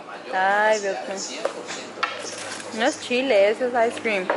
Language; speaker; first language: Spanish; early bilingual, heritage; Spanish